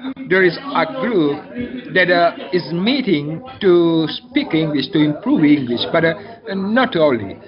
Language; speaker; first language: English; non-native, learner; Italian